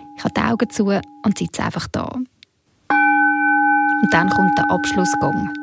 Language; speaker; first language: German; native; German